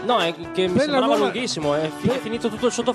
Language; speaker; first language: Italian; native; Italian